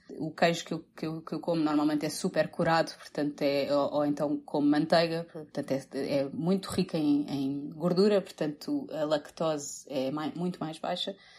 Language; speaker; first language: Portuguese; native; Portuguese